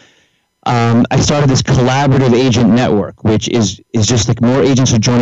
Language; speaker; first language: English; native; English